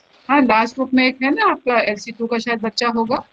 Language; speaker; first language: Hindi; native; Hindi